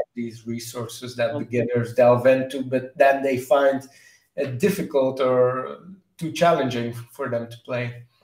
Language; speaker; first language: English; non-native, fluent; Dutch